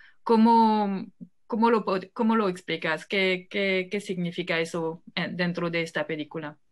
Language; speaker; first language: Spanish; non-native, fluent; French